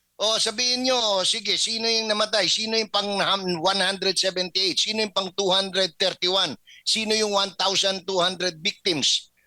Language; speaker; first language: Filipino; native; Filipino